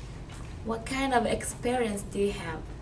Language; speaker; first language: English; non-native, learner; Japanese